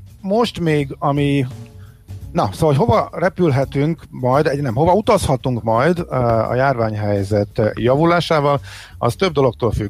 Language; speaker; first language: Hungarian; native; Hungarian